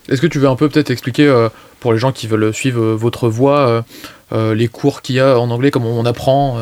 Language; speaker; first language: French; native; French